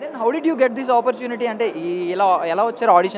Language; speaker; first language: Telugu; native; Telugu